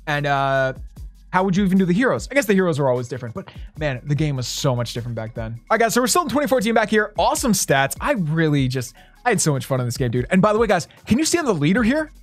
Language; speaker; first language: English; native; English